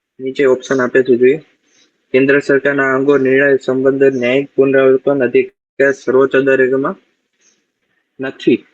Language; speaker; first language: Gujarati; native; Gujarati